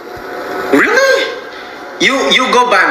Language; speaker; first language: English; non-native, learner; Indonesian